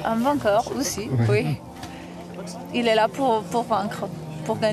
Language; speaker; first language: French; non-native, fluent; Slovenian